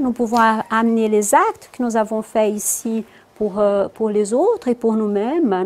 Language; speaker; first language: French; non-native, fluent; Portuguese